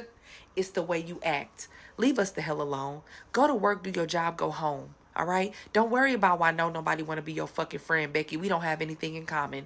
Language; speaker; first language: English; native; English